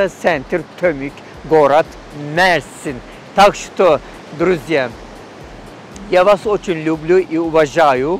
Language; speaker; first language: Russian; non-native, learner; Turkish